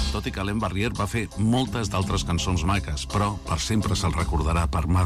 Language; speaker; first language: Catalan; native; Catalan